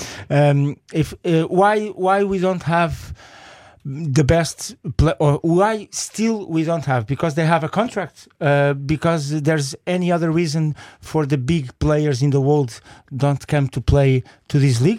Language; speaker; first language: English; non-native, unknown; Portuguese